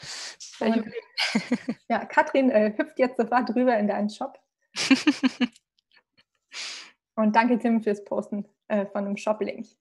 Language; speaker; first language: German; native; German